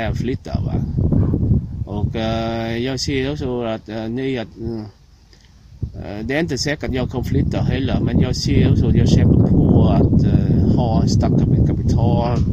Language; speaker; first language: Swedish; non-native, learner; Vietnamese